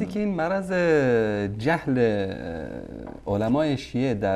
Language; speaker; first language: Persian; native; Persian